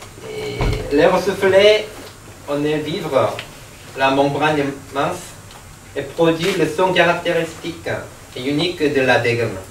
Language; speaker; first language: French; non-native, learner; Korean